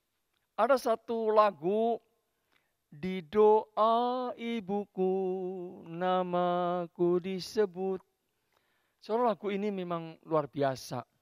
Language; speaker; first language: Indonesian; native; Indonesian